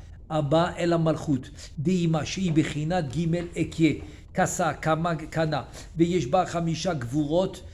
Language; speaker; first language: Hebrew; non-native, fluent; French